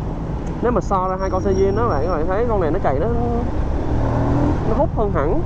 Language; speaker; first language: Vietnamese; native; Vietnamese